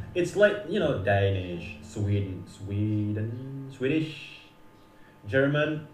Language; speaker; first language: English; non-native, fluent; Indonesian